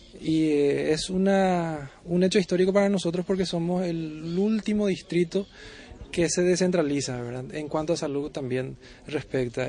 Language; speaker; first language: Spanish; native; Spanish